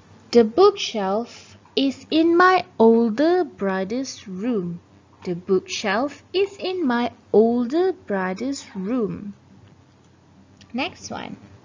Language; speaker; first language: English; non-native, local second language; Malay